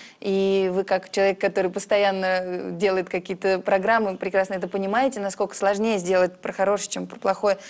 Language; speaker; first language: Russian; early bilingual, heritage; Russian